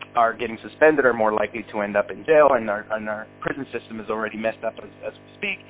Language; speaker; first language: English; early bilingual, other home language; Spanish